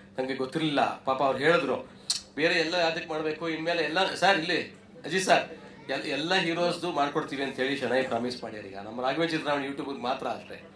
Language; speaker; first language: Kannada; native; Kannada